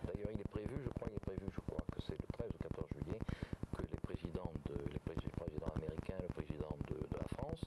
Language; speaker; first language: French; native; French